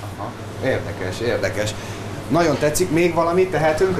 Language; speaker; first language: Hungarian; native; Hungarian